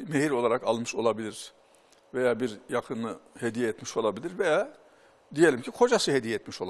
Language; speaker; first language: Turkish; native; Turkish